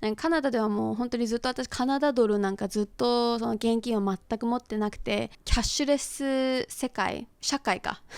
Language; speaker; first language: Japanese; early bilingual, heritage; Japanese